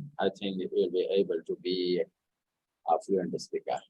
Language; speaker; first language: English; non-native, fluent; Bangla